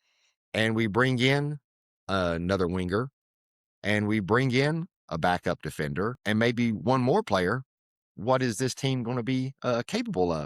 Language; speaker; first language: English; native; English